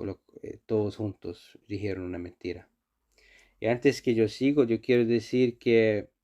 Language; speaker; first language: Spanish; non-native, fluent; Icelandic